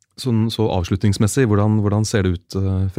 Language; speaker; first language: Norwegian; native; Norwegian